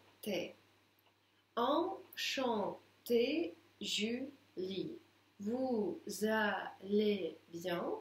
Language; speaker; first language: French; non-native, fluent; Russian